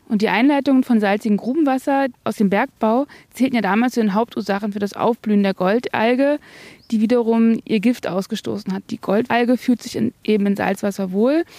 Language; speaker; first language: German; native; German